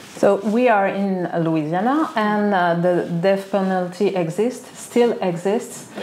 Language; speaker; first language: English; non-native, fluent; French